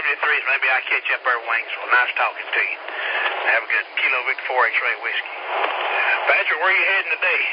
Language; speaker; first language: English; native; English